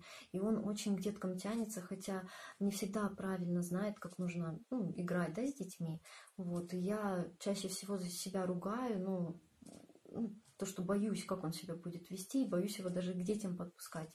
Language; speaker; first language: Russian; native; Russian